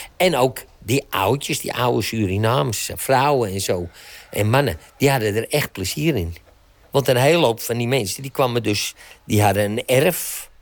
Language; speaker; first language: Dutch; native; Dutch